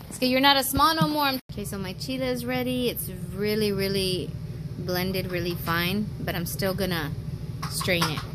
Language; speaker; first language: English; early bilingual, other home language; Spanish